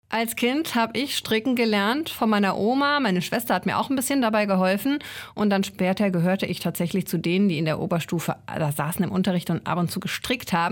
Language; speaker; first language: German; native; German